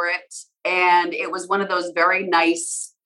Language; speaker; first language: English; native; English